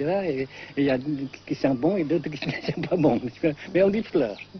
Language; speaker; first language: French; non-native, local second language; Vietnamese